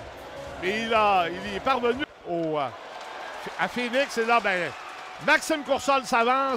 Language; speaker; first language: French; native; French